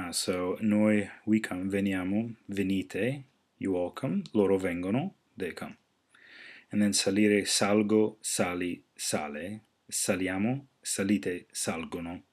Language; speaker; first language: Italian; non-native, fluent; English